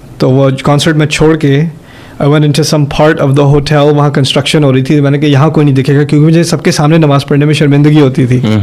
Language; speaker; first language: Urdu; early bilingual, heritage; German